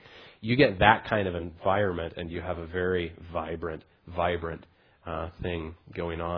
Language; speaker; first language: English; native; English